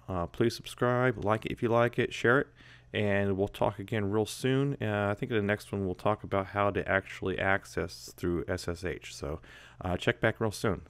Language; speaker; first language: English; native; English